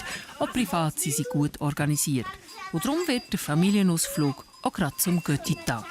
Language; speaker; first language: German; native; German